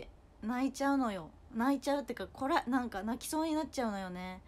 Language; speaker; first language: Japanese; native; Japanese